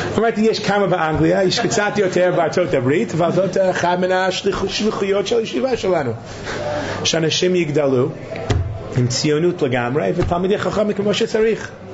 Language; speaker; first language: Hebrew; non-native, fluent; English